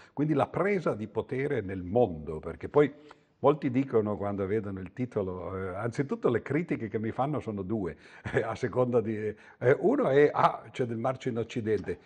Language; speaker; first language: Italian; native; Italian